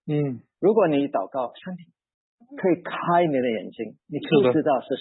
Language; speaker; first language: Chinese; early bilingual, heritage; Chinese